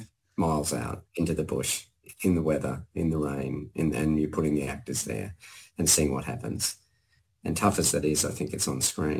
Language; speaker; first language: English; native; English